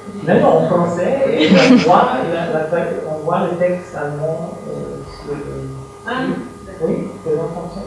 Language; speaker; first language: French; non-native, fluent; German